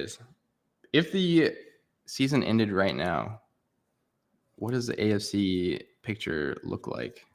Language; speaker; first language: English; native; English